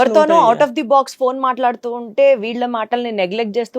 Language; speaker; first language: Telugu; native; Telugu